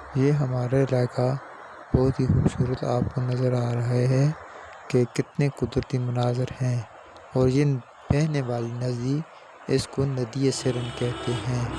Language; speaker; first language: Urdu; non-native, local second language; Northern Hindko